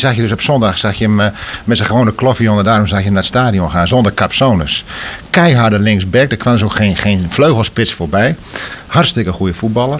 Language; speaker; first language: Dutch; native; Dutch